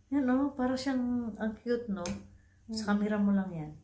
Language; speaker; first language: Filipino; non-native, local second language; Cebuano